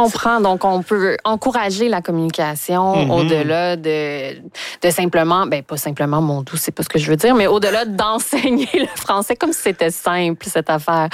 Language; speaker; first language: French; native; French